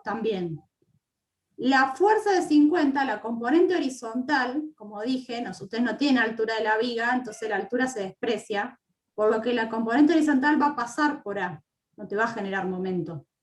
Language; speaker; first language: Spanish; native; Spanish